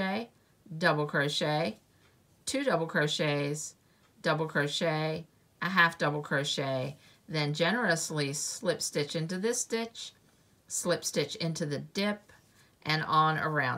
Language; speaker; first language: English; native; English